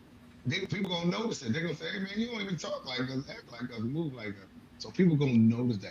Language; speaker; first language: English; native; English